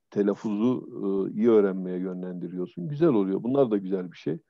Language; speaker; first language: Turkish; native; Turkish